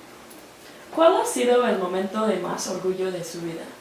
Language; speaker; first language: Spanish; non-native, learner; English